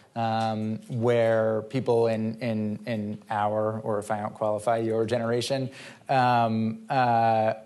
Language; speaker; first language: English; native; English